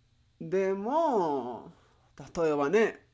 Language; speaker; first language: Japanese; non-native, learner; Spanish